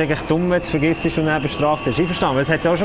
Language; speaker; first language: German; native; German